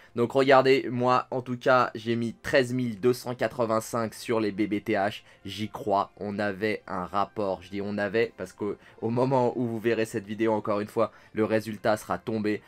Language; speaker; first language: French; native; French